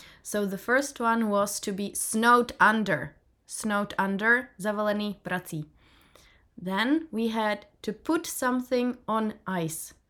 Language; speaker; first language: English; non-native, fluent; Czech